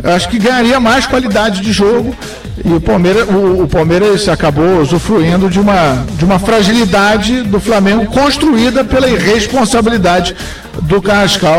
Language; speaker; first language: Portuguese; native; Portuguese